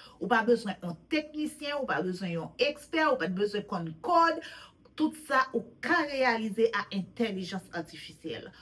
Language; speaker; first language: Haitian Creole; native; Haitian Creole